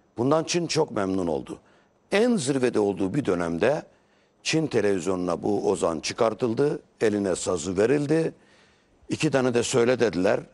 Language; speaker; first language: Turkish; native; Turkish